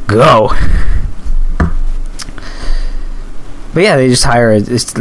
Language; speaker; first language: English; native; English